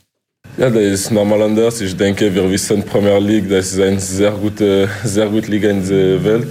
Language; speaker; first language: German; non-native, local second language; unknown